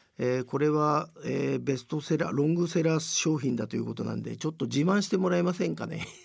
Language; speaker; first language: Japanese; native; Japanese